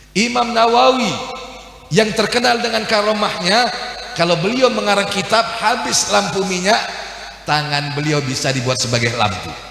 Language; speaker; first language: Indonesian; native; Indonesian